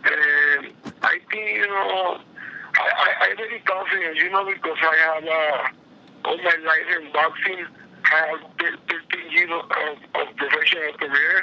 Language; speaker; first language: English; non-native, learner; Spanish